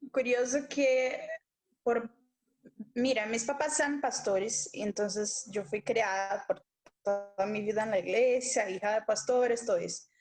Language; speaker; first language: Spanish; non-native, local second language; Portuguese